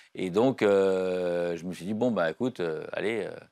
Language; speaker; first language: French; native; French